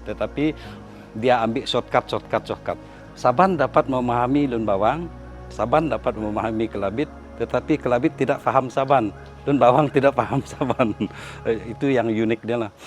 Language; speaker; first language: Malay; non-native, local second language; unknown